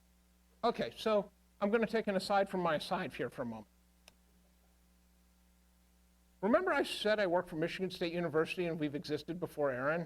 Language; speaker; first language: English; native; English